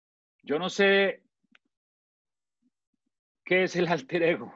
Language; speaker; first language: Spanish; native; Spanish